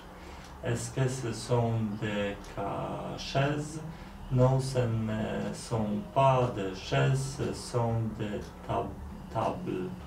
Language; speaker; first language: French; non-native, learner; Polish